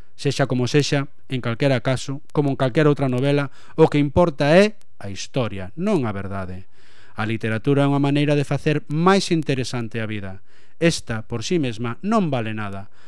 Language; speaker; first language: Galician; non-native, local second language; Spanish